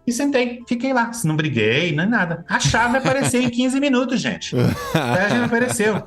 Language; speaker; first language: Portuguese; native; Portuguese